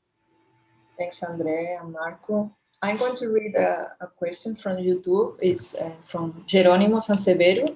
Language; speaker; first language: English; non-native, fluent; Portuguese